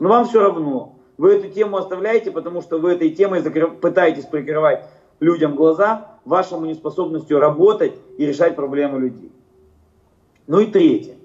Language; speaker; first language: Russian; native; Russian